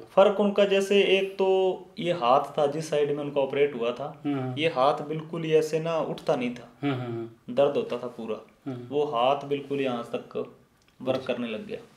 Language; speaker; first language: Hindi; native; Hindi